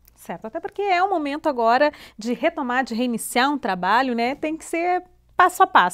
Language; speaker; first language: Portuguese; native; Portuguese